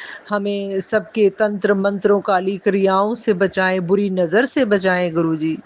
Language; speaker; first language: Hindi; native; Hindi